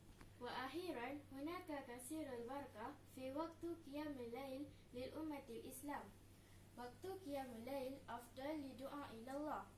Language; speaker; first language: Arabic; non-native, learner; Indonesian